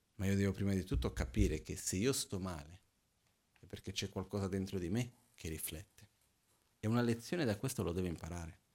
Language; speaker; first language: Italian; non-native, fluent; Portuguese